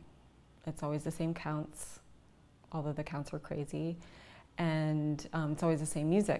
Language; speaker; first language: English; native; English